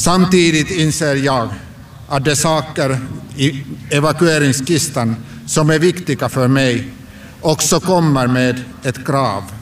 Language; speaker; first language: Swedish; non-native, local second language; Finnish